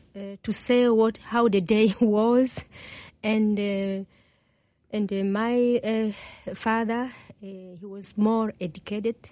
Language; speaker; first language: English; non-native, learner; Kinyarwanda